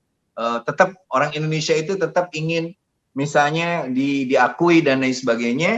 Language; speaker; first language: Indonesian; native; Indonesian